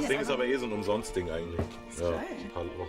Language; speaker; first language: German; native; German